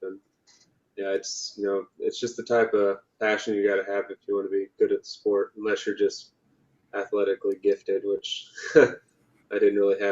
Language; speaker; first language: English; native; English